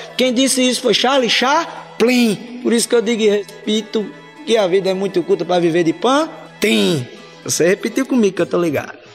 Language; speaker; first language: Portuguese; native; Portuguese